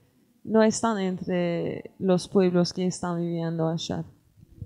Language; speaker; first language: Spanish; non-native, learner; Kurdish